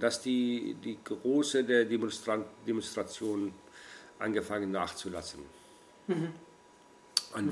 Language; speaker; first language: German; non-native, fluent; Arabic